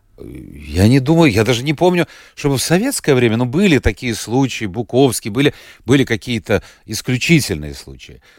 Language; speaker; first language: Russian; native; Russian